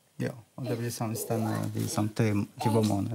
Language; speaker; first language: Swedish; non-native, learner; Portuguese